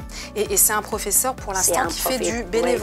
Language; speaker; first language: French; native; French